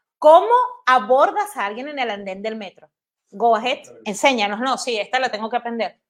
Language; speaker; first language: Spanish; native; Spanish